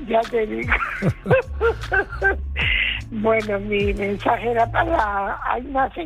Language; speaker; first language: Spanish; native; Spanish